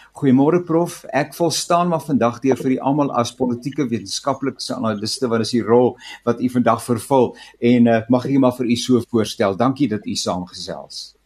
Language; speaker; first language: Afrikaans; native; Afrikaans